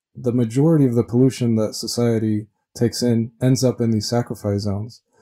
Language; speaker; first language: English; early bilingual, other home language; Spanish